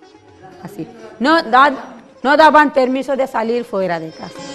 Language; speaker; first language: Spanish; non-native, learner; Telugu